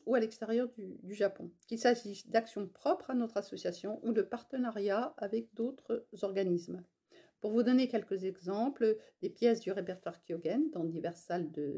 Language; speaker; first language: French; native; French